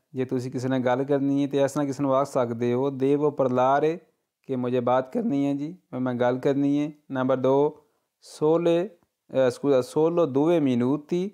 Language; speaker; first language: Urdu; non-native, local second language; Punjabi